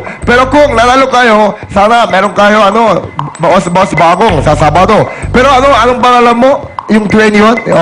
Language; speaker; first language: Filipino; non-native, fluent; Korean